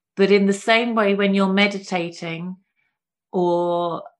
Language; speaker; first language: English; native; English